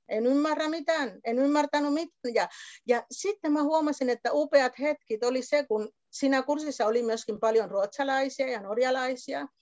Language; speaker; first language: Finnish; non-native, fluent; Spanish